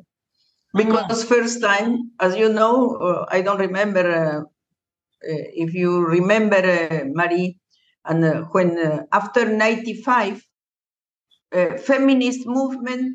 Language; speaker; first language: English; non-native, learner; Spanish